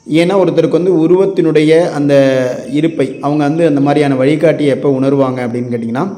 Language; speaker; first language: Tamil; native; Tamil